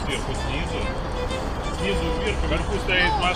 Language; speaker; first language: Russian; native; Russian